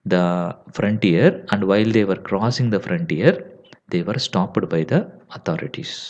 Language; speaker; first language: English; non-native, local second language; Telugu